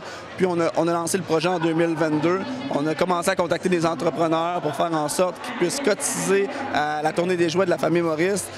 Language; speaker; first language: French; native; French